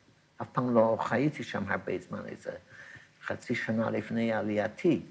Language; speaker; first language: Hebrew; non-native, fluent; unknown